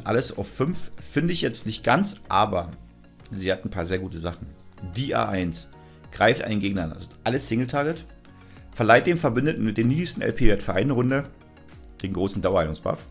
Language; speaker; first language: German; native; German